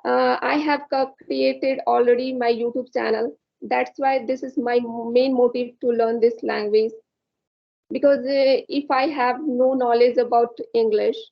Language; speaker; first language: English; non-native, learner; Hindi